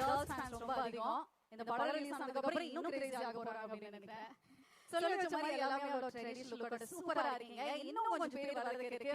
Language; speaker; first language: Tamil; native; Tamil